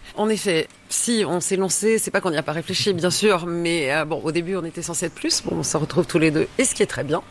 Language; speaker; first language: French; native; French